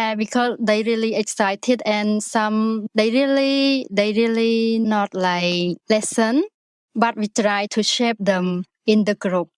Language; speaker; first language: English; non-native, learner; Khmer